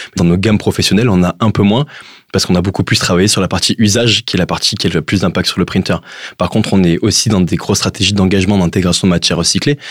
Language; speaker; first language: French; native; French